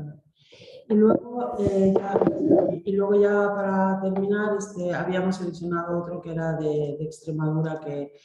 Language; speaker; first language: Spanish; native; Spanish